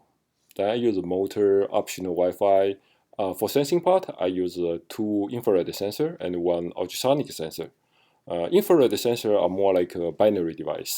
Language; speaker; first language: English; non-native, fluent; Chinese